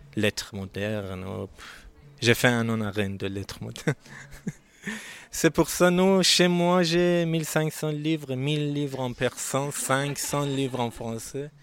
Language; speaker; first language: French; non-native, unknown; Persian